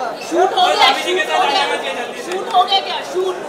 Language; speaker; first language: Hindi; native; Hindi